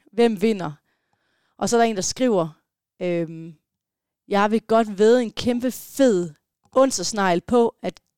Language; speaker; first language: Danish; native; Danish